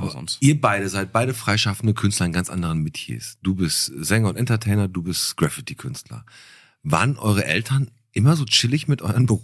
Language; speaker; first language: German; native; German